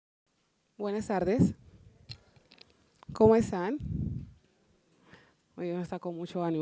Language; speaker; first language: Spanish; native; Spanish